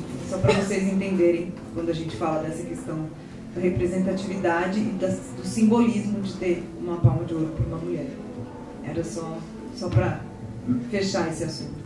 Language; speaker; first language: Portuguese; native; Portuguese